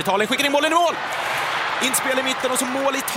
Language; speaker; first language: Swedish; native; Swedish